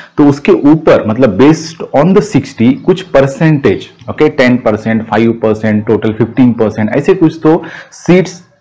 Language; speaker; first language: Hindi; non-native, local second language; Marathi